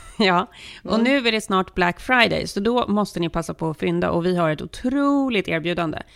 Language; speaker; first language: Swedish; early bilingual, heritage; Swedish